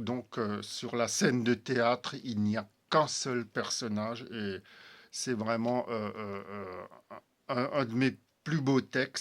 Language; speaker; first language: French; native; French